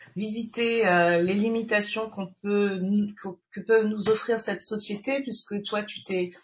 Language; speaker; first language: French; native; French